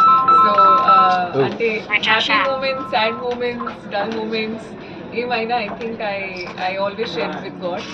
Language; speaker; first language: Telugu; non-native, learner; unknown